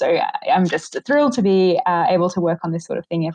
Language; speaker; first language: English; native; English